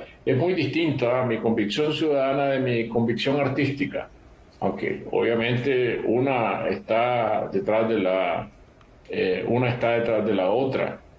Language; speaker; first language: Spanish; native; Spanish